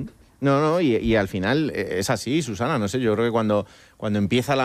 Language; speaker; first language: Spanish; native; Spanish